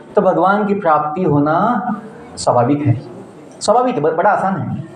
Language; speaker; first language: Hindi; non-native, local second language; Marathi